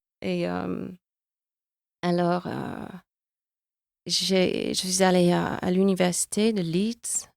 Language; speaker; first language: French; non-native, fluent; English